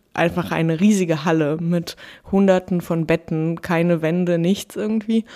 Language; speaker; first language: German; early bilingual, other home language; Russian